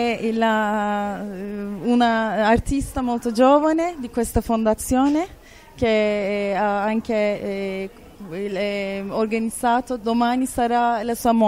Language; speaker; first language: Italian; non-native, fluent; Turkish